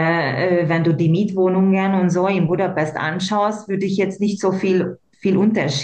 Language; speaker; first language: German; non-native, local second language; Hungarian